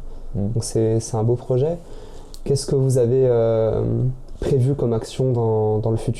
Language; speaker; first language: French; native; French